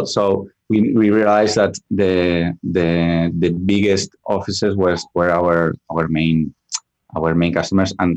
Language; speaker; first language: English; non-native, fluent; Spanish